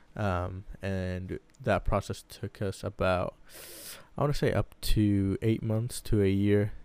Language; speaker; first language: English; early bilingual, other home language; Arabic